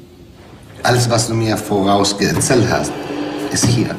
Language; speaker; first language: German; non-native, fluent; English